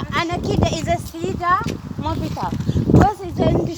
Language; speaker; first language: Arabic; non-native, learner; Oromo